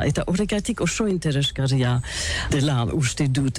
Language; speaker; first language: Basque; non-native, local second language; English